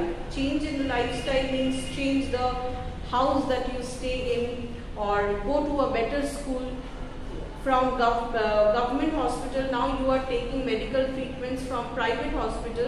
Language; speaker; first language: English; non-native, local second language; Bangla